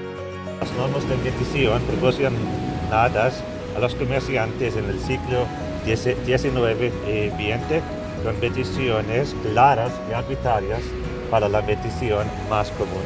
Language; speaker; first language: Spanish; non-native, learner; English